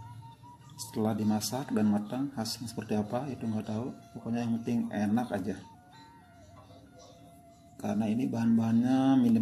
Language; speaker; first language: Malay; non-native, local second language; Sundanese